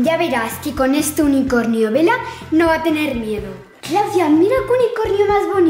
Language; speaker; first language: Spanish; native; Spanish